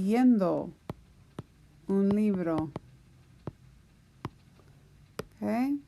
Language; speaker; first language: Spanish; non-native, fluent; English